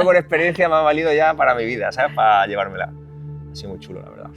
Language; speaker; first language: Spanish; native; Spanish